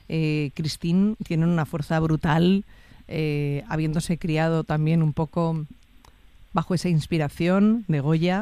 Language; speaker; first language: Spanish; native; Spanish